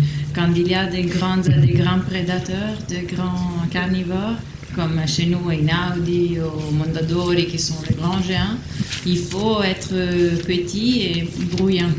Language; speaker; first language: French; non-native, fluent; Italian